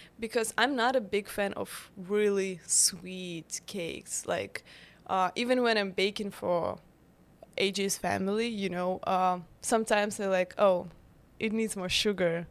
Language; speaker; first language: English; non-native, fluent; Russian